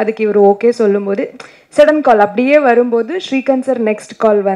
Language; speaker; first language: Tamil; non-native, learner; Kannada